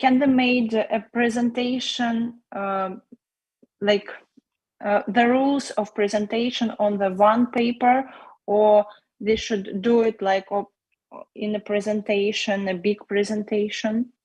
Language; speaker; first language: English; non-native, learner; Russian